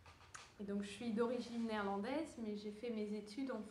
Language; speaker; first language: French; early bilingual, other home language; Dutch